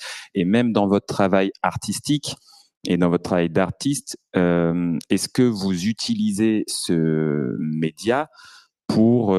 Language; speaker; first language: French; native; French